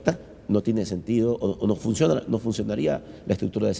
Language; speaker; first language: Spanish; native; Spanish